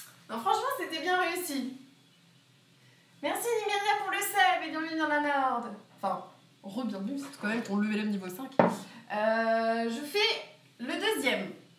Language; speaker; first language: French; native; French